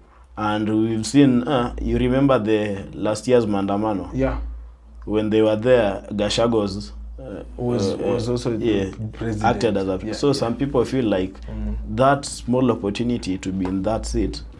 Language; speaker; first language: English; non-native, local second language; Swahili